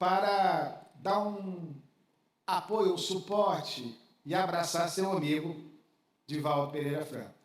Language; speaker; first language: Portuguese; native; Portuguese